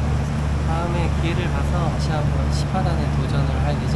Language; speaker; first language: Korean; native; Korean